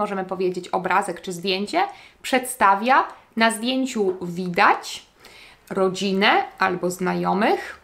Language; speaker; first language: Polish; native; Polish